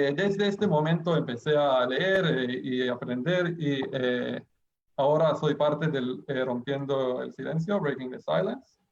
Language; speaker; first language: Spanish; non-native, fluent; Hebrew